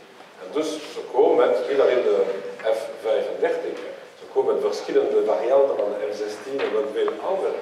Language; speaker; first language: Dutch; non-native, local second language; French